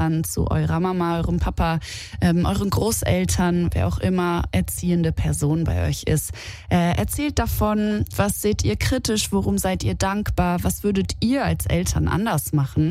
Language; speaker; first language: German; native; German